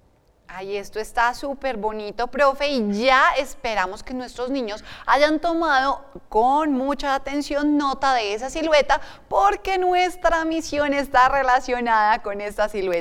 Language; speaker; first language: Spanish; native; Spanish